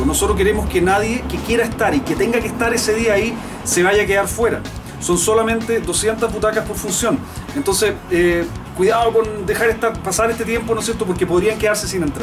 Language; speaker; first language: Spanish; native; Spanish